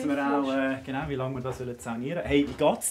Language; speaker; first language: German; native; German